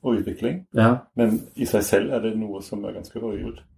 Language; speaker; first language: Norwegian; non-native, fluent; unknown